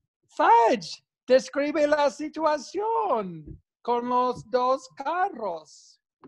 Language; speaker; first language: Spanish; non-native, fluent; English